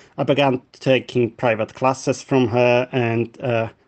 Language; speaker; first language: English; non-native, fluent; Polish